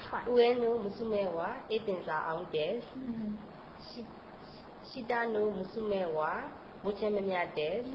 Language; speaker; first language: Japanese; non-native, learner; Burmese